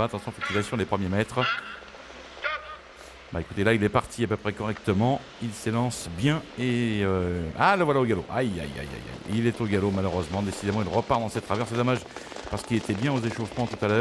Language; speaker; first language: French; native; French